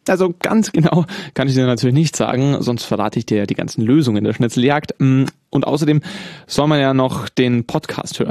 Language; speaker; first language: German; native; German